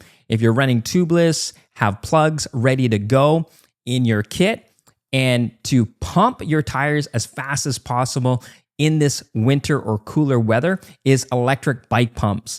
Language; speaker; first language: English; native; English